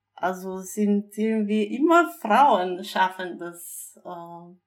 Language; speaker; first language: German; non-native, fluent; Bulgarian